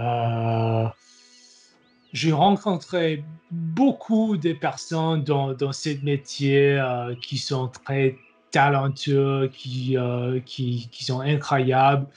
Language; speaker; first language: French; non-native, learner; English